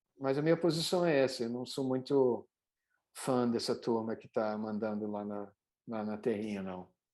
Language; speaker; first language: Portuguese; non-native, fluent; English